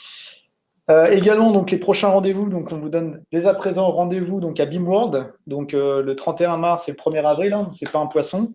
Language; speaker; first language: French; native; French